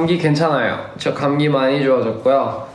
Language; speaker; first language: Korean; early bilingual, heritage; Korean